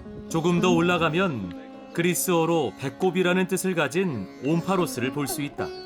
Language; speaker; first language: Korean; native; Korean